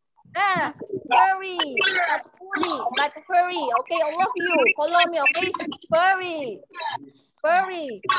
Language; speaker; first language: English; non-native, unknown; Indonesian